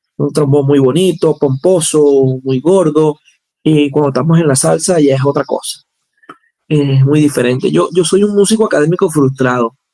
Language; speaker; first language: Spanish; native; Spanish